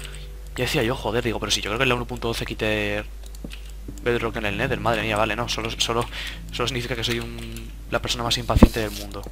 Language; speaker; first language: Spanish; native; Spanish